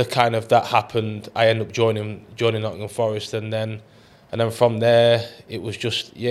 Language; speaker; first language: English; native; English